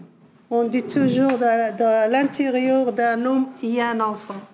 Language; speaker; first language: French; non-native, learner; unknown